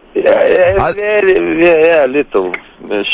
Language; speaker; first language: English; non-native, learner; Lithuanian